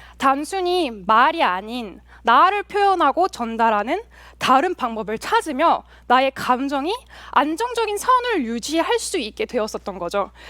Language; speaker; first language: Korean; early bilingual, heritage; Korean